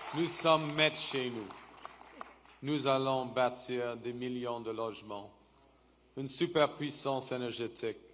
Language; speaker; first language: French; non-native, local second language; English